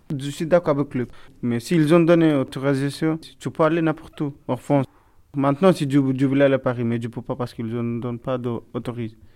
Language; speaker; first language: French; non-native, learner; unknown